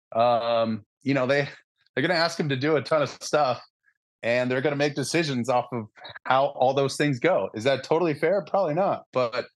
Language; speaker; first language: English; early bilingual, other home language; Spanish